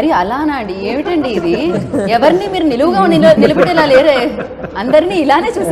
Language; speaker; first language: Telugu; native; Telugu